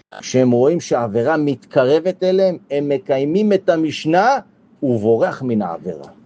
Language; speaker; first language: Hebrew; native; Hebrew